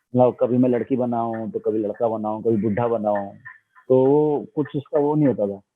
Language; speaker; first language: Hindi; non-native, local second language; Bangla